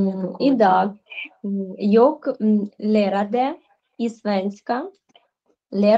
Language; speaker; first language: Swedish; non-native, learner; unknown